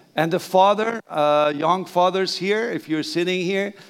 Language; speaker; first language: English; non-native, fluent; Persian